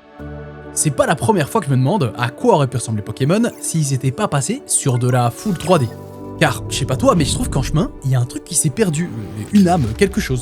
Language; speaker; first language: French; native; French